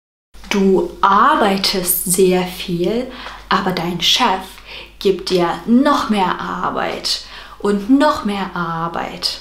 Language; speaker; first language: German; non-native, fluent; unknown